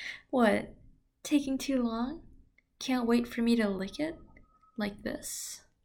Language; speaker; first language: English; early bilingual, other home language; Korean